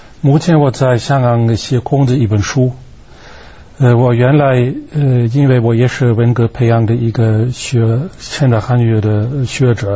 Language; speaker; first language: Chinese; non-native, fluent; German